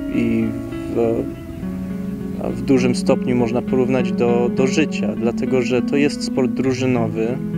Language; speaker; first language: Polish; early bilingual, heritage; Polish